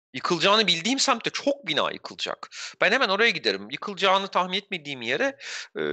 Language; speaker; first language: Turkish; native; Turkish